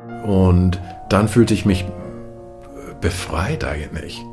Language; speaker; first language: German; non-native, fluent; English